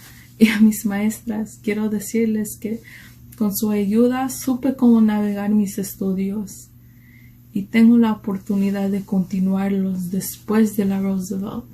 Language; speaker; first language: Spanish; early bilingual, heritage; Spanish